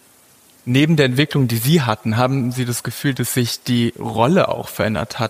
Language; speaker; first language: German; native; German